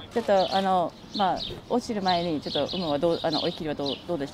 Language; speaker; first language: Japanese; non-native, learner; English